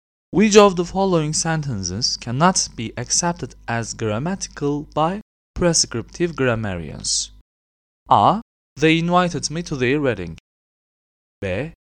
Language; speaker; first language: English; non-native, fluent; Turkish